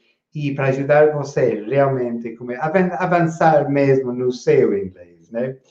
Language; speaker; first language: Portuguese; non-native, fluent; English